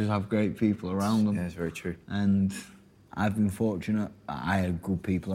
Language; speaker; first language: English; native; English